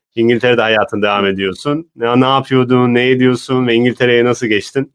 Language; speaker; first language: Turkish; native; Turkish